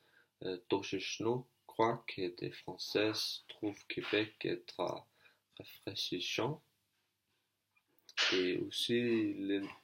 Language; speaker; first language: French; non-native, learner; Danish